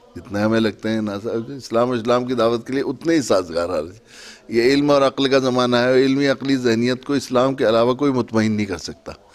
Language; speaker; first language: Urdu; native; Urdu